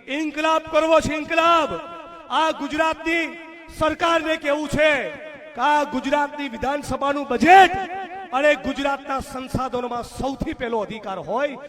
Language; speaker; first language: Gujarati; native; Gujarati